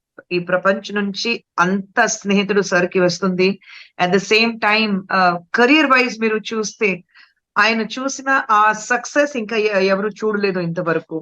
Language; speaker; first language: Telugu; non-native, fluent; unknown